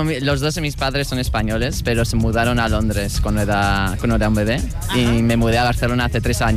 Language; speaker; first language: Spanish; early bilingual, heritage; Spanish